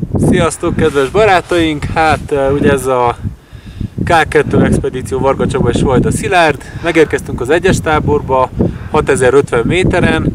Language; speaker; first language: Hungarian; native; Hungarian